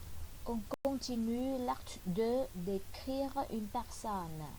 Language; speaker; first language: French; non-native, fluent; Vietnamese